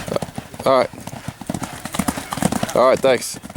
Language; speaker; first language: English; native; English